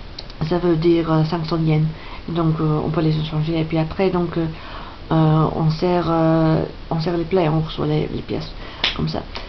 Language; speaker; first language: French; non-native, fluent; English